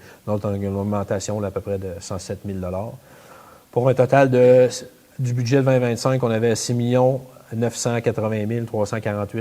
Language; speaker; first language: French; native; French